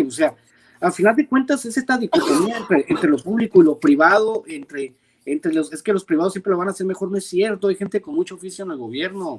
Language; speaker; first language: Spanish; native; Spanish